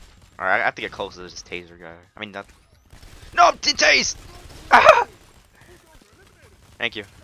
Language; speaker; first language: English; non-native, fluent; Swedish